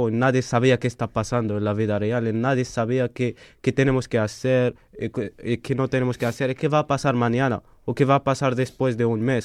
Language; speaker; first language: Spanish; non-native, fluent; Arabic